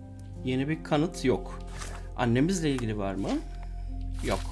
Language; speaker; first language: Turkish; native; Turkish